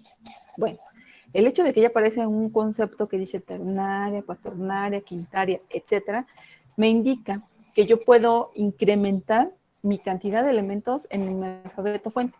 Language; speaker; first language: Spanish; native; Spanish